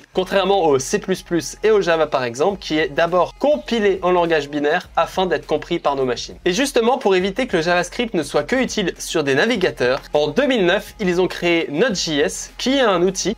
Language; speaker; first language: French; native; French